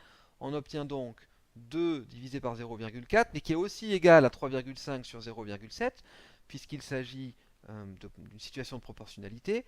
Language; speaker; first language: French; native; French